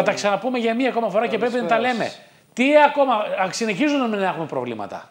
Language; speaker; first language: Greek; native; Greek